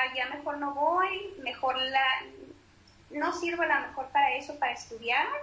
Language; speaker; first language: Spanish; native; Spanish